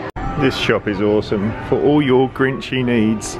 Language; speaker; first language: English; native; English